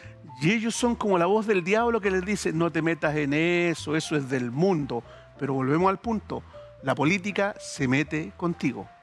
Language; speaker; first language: Spanish; native; Spanish